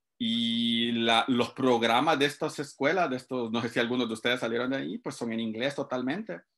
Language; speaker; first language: Spanish; native; Spanish